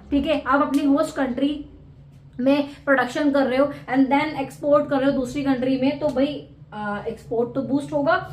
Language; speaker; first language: Hindi; native; Hindi